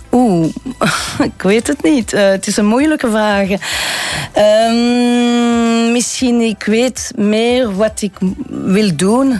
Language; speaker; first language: Dutch; non-native, local second language; French